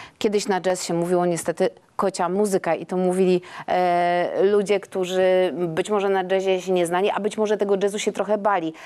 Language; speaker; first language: Polish; native; Polish